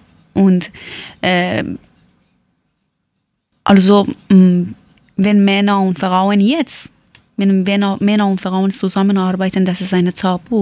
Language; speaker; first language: German; non-native, learner; Persian